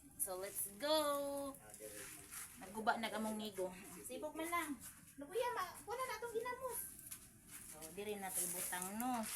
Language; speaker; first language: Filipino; non-native, local second language; Cebuano